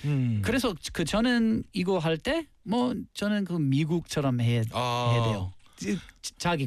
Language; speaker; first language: Korean; non-native, learner; English